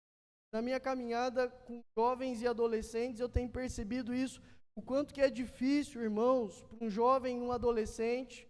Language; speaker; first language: Portuguese; native; Portuguese